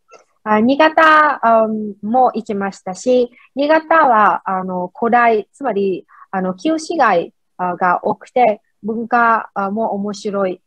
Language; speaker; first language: Japanese; non-native, fluent; Vietnamese